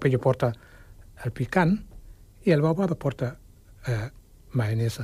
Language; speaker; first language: Catalan; non-native, fluent; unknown